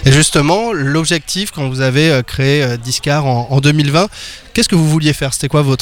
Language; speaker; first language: French; native; French